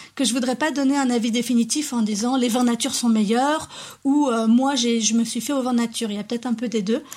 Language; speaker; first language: French; native; French